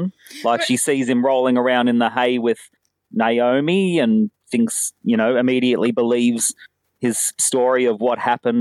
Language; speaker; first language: English; native; English